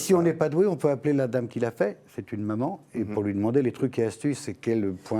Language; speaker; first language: French; native; French